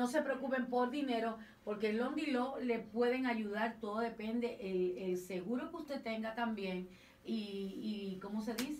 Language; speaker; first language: Spanish; native; Spanish